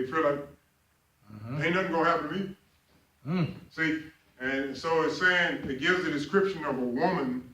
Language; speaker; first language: English; native; English